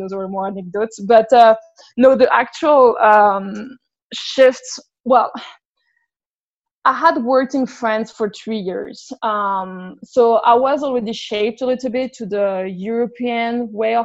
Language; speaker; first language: English; non-native, fluent; French